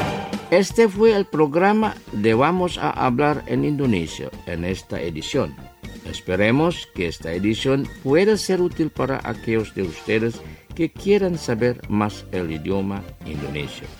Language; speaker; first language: Spanish; non-native, fluent; Indonesian